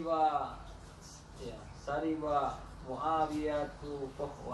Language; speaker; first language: Arabic; non-native, learner; Indonesian